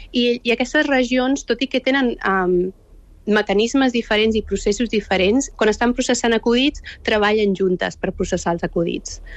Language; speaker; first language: Catalan; early bilingual, other home language; Urdu